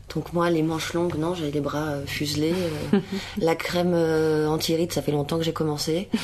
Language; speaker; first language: French; native; French